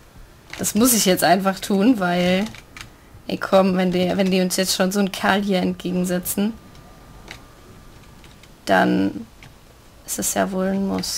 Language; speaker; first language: German; native; German